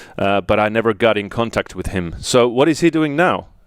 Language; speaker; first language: English; non-native, fluent; Finnish